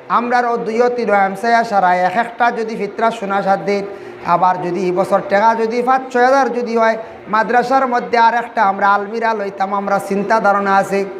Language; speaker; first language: Bangla; native; Bangla